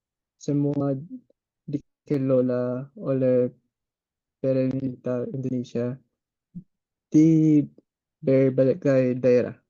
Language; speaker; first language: Indonesian; non-native, learner; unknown